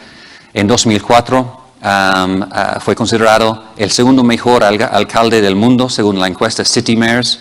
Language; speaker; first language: Spanish; non-native, fluent; English